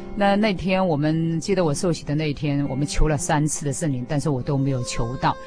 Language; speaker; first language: Chinese; native; Chinese